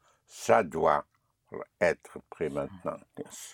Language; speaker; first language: French; non-native, fluent; English